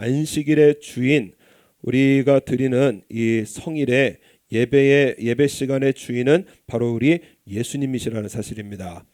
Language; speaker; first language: Korean; native; Korean